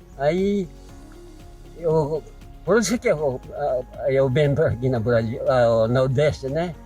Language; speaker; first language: Portuguese; non-native, learner; Japanese